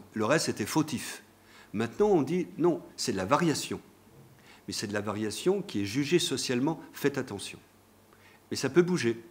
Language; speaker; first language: French; native; French